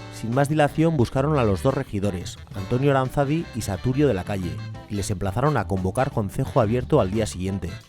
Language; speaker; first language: Spanish; native; Spanish